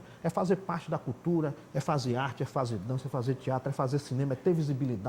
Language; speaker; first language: Portuguese; native; Portuguese